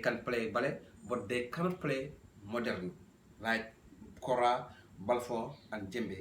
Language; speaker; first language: English; non-native, learner; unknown